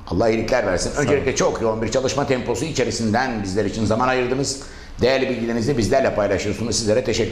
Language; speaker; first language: Turkish; native; Turkish